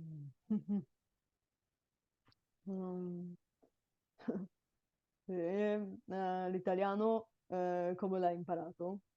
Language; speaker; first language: Italian; non-native, learner; Bulgarian